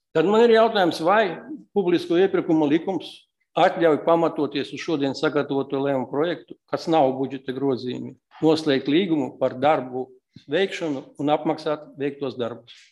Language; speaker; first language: Latvian; non-native, local second language; Russian